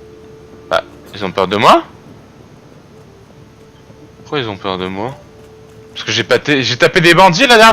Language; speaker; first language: French; native; French